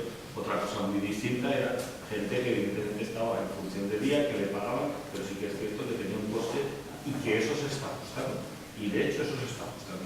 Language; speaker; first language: Spanish; native; Spanish